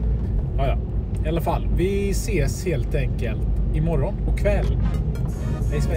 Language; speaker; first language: Swedish; native; Swedish